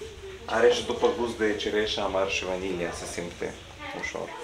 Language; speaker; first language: Romanian; non-native, learner; Bulgarian